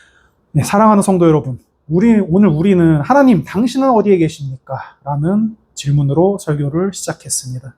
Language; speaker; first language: Korean; native; Korean